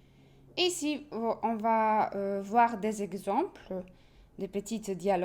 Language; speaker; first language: French; non-native, fluent; Polish